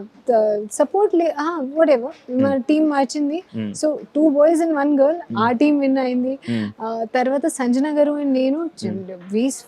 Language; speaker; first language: Telugu; non-native, learner; Hindi